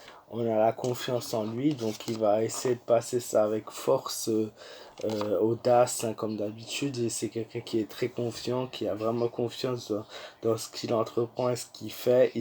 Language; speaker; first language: French; native; French